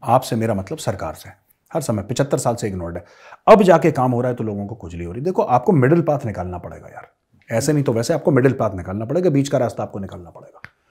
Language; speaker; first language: Hindi; native; Hindi